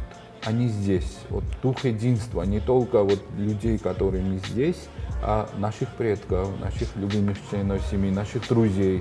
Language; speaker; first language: Russian; non-native, fluent; Georgian